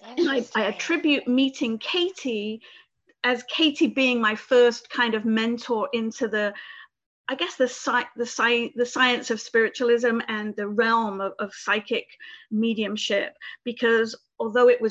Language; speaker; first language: English; native; English